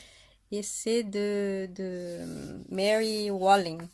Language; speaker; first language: French; non-native, fluent; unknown